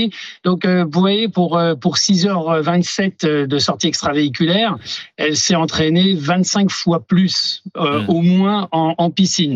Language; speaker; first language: French; native; French